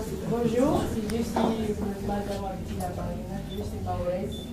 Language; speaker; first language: French; non-native, local second language; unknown